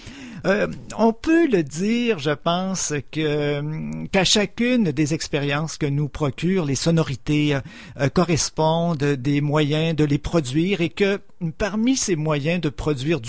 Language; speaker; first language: French; native; French